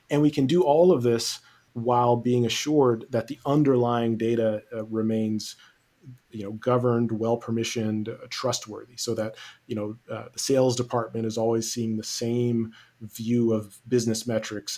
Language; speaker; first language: English; native; English